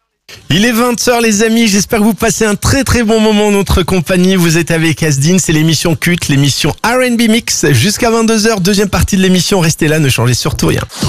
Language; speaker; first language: French; native; French